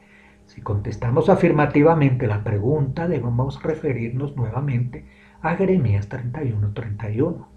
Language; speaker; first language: Spanish; native; Spanish